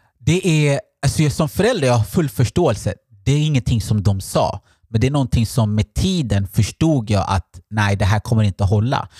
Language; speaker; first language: Swedish; early bilingual, other home language; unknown